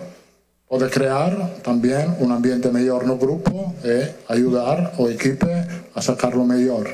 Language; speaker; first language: Portuguese; non-native, learner; Italian